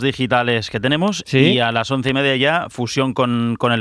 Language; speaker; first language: Spanish; native; Spanish